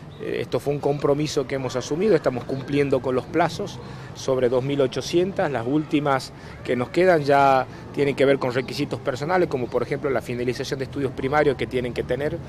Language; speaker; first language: Spanish; native; Spanish